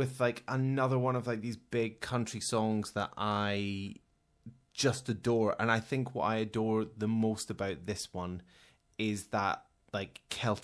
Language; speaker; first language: English; native; English